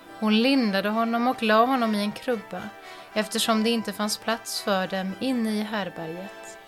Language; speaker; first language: Swedish; native; Swedish